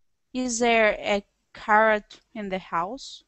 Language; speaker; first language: English; non-native, learner; Russian